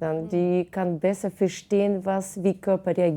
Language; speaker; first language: German; non-native, fluent; Russian